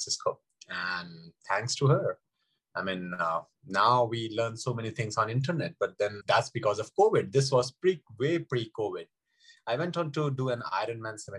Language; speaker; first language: English; non-native, local second language; Hindi